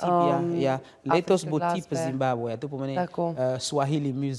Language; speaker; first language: Slovenian; non-native, learner; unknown